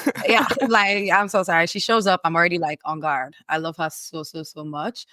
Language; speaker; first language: English; native; English